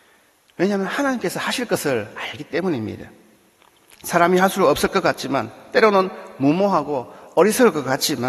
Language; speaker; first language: Korean; native; Korean